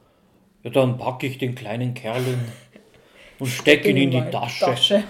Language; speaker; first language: German; native; German